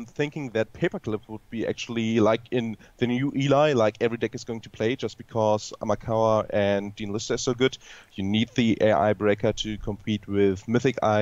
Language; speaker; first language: English; non-native, fluent; German